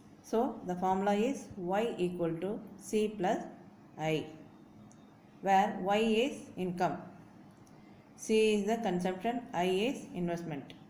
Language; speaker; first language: English; non-native, local second language; Tamil